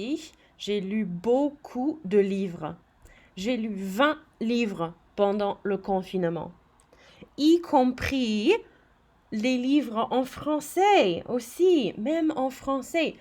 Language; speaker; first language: French; non-native, fluent; English